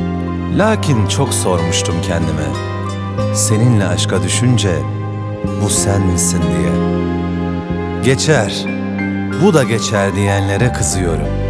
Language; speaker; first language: Turkish; native; Turkish